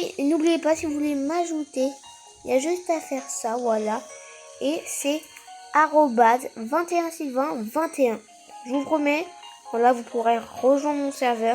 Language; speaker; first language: French; native; French